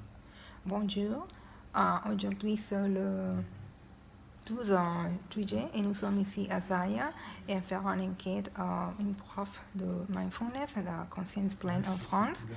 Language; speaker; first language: French; non-native, learner; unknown